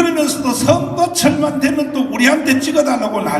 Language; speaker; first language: Korean; native; Korean